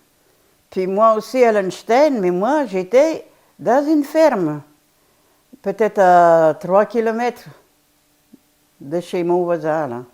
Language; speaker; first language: French; non-native, fluent; Polish